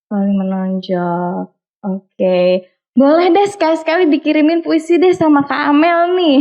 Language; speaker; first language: Indonesian; native; Indonesian